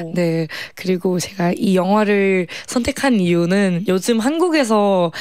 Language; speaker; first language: Korean; non-native, fluent; Thai